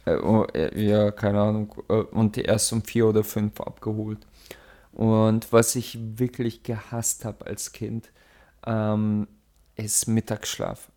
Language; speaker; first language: German; early bilingual, other home language; Russian